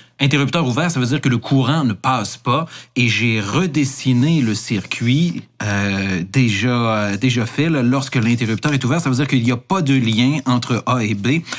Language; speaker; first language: French; native; French